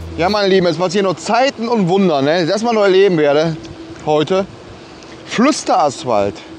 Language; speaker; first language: German; early bilingual, other home language; Polish